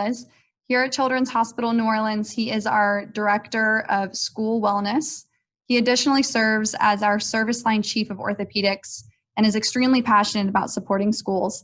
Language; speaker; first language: English; native; English